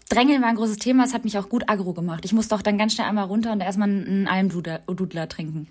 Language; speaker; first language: German; early bilingual, other home language; Albanian